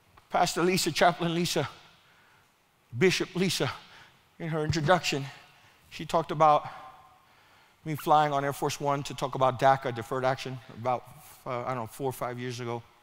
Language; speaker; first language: English; early bilingual, other home language; Spanish